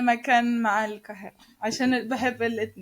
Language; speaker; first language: Arabic; non-native, learner; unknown